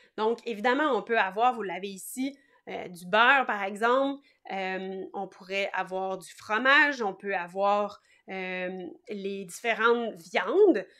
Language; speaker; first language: French; native; French